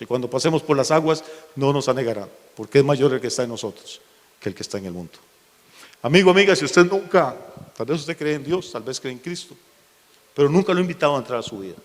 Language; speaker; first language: Spanish; native; Spanish